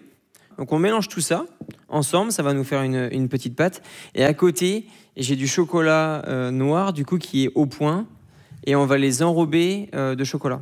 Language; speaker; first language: French; native; French